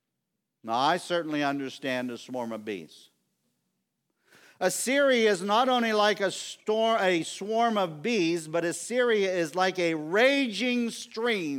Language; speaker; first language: English; native; English